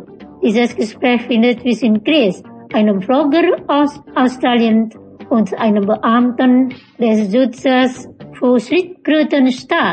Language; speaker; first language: German; non-native, learner; Indonesian